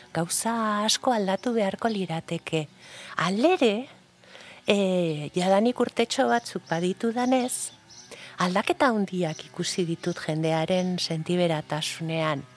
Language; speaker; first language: Basque; non-native, local second language; Spanish